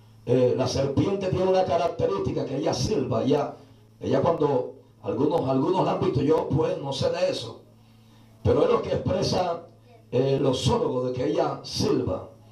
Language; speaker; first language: Spanish; native; Spanish